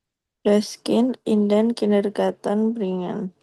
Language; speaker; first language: German; non-native, learner; Indonesian